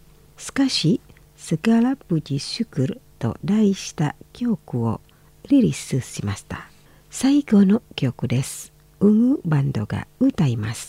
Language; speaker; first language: Japanese; non-native, fluent; Indonesian